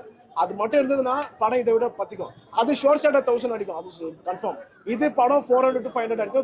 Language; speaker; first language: Tamil; native; Tamil